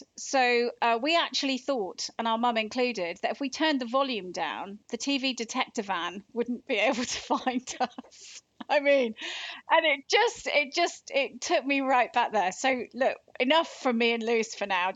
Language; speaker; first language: English; native; English